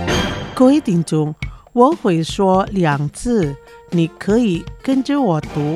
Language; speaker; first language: Chinese; non-native, fluent; Indonesian